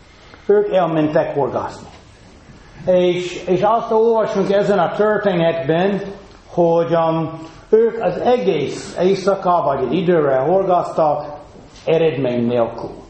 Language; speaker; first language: Hungarian; non-native, fluent; English